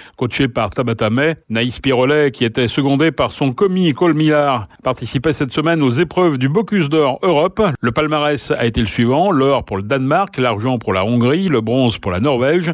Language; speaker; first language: French; native; French